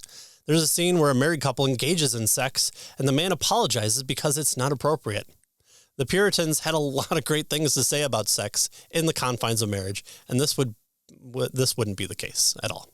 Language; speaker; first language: English; native; English